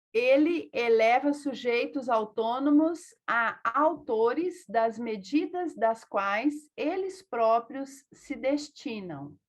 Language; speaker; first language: Portuguese; native; Portuguese